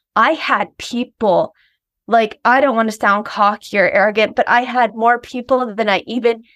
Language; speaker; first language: English; native; English